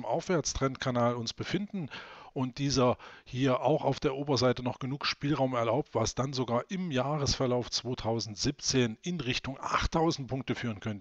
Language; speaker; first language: German; native; German